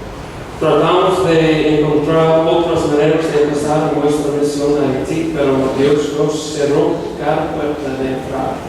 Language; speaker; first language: Spanish; non-native, fluent; English